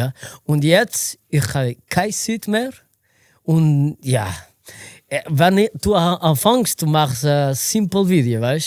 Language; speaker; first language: German; non-native, learner; Portuguese